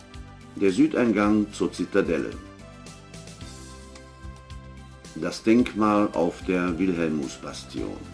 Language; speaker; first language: German; native; German